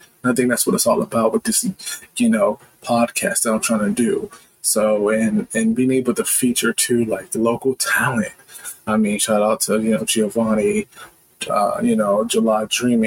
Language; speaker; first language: English; native; English